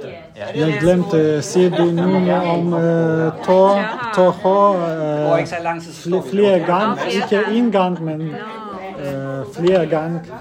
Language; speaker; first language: Danish; non-native, learner; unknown